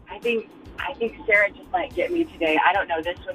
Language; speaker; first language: English; native; English